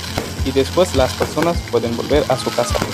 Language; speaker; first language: Spanish; non-native, fluent; Hindi